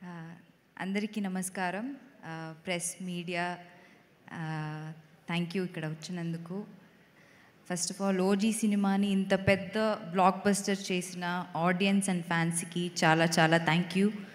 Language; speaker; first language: Telugu; non-native, fluent; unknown